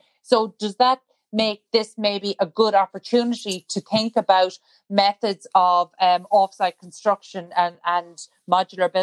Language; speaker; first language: English; native; English